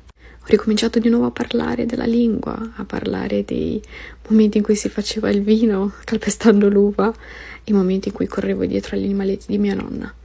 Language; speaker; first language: Italian; early bilingual, other home language; Romanian